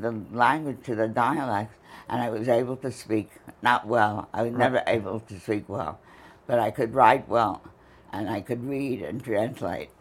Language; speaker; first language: English; native; English